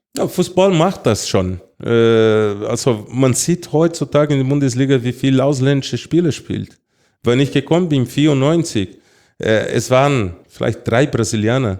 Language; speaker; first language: German; non-native, fluent; Portuguese